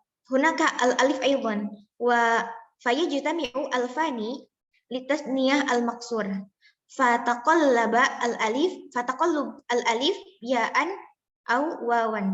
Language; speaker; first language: Arabic; non-native, learner; Indonesian